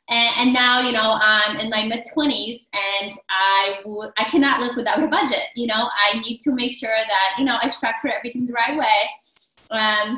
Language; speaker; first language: English; non-native, fluent; Polish